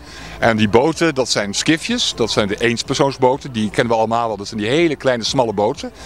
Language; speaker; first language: Dutch; native; Dutch